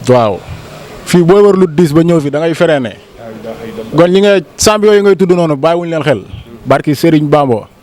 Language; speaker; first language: Wolof; native; Wolof